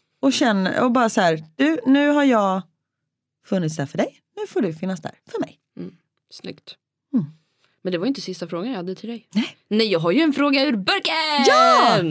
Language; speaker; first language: Swedish; native; Swedish